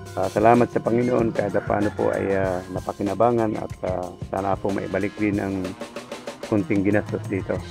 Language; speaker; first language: Filipino; non-native, local second language; Cebuano